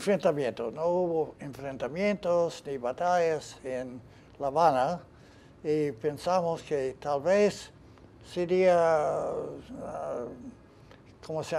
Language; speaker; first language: Spanish; non-native, fluent; English